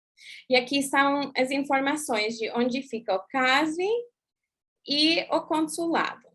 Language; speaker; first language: Portuguese; non-native, fluent; English